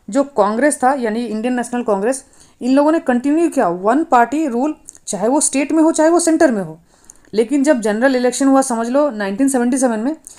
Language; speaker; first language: Hindi; non-native, local second language; Nepali